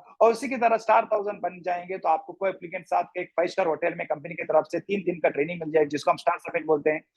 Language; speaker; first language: Hindi; non-native, local second language; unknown